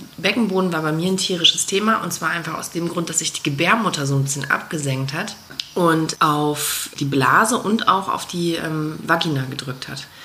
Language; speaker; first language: German; native; German